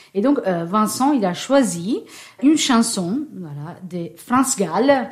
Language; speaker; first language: French; non-native, fluent; Italian